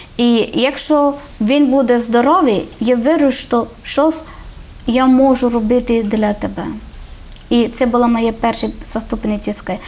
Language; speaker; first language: Ukrainian; non-native, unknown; Malayalam